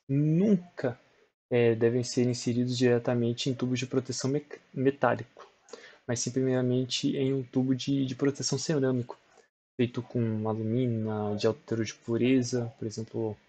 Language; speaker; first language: Portuguese; native; Portuguese